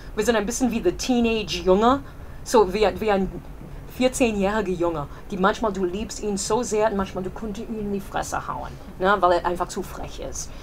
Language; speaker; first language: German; non-native, fluent; English